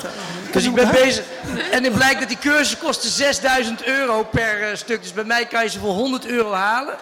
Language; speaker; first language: Dutch; native; Dutch